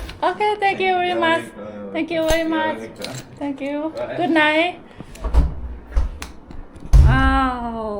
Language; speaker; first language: English; non-native, learner; Thai